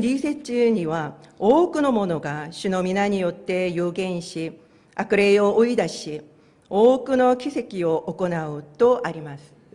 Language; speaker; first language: Japanese; non-native, fluent; Korean